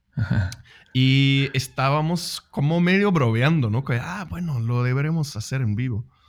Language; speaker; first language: Spanish; non-native, fluent; Swedish